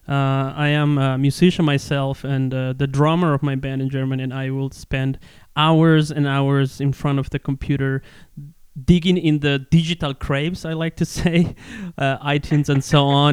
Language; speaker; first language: English; non-native, fluent; Spanish